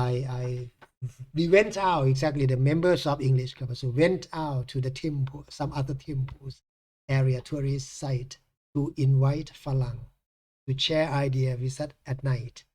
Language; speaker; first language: English; non-native, fluent; Thai